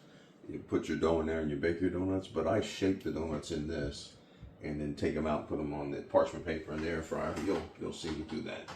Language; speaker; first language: English; native; English